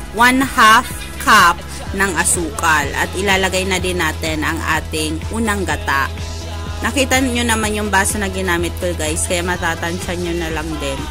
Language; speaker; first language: Filipino; non-native, local second language; Bikol